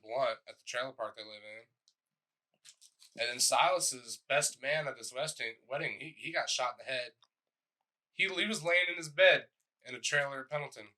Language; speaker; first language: English; native; English